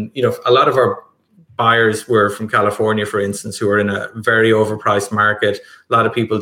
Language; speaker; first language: English; native; English